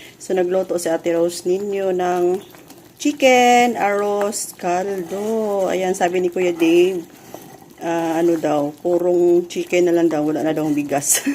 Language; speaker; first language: Filipino; native; Filipino